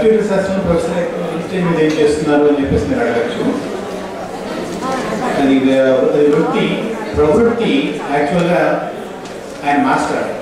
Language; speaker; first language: Telugu; native; Telugu